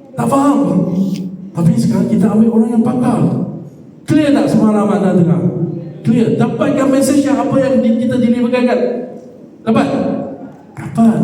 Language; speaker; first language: Malay; non-native, local second language; Chinese